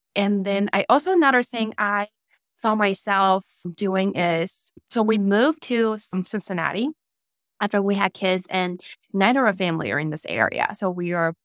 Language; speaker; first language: English; non-native, fluent; Chinese